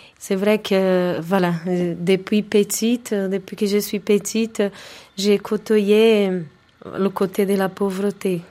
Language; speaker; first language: French; non-native, fluent; Portuguese